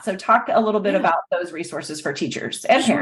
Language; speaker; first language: English; native; English